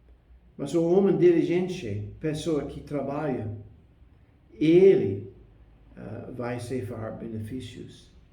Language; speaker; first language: Portuguese; non-native, fluent; English